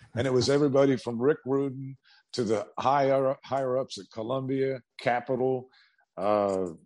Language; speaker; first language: English; native; English